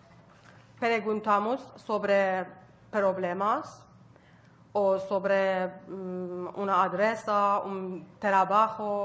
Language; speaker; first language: Spanish; non-native, learner; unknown